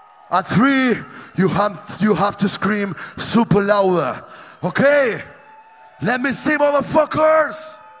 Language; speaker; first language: English; non-native, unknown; Spanish